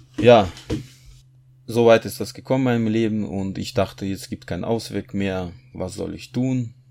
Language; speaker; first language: German; non-native, fluent; Russian